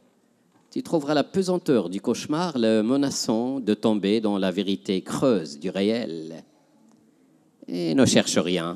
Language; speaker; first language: French; non-native, local second language; Arabic